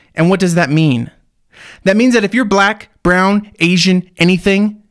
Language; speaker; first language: English; native; English